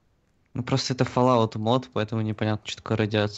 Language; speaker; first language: Russian; native; Russian